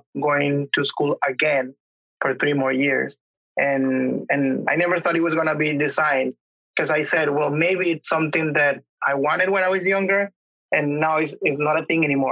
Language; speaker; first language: English; non-native, fluent; Spanish